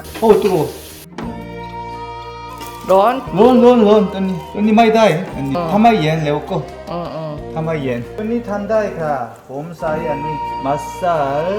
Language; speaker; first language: Thai; non-native, learner; Korean